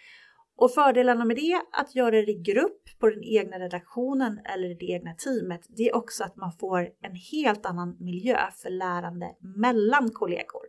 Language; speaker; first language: Swedish; native; Swedish